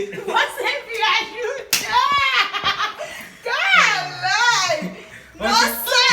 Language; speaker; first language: Portuguese; non-native, learner; Haitian Creole